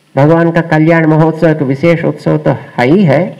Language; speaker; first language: Hindi; non-native, local second language; Telugu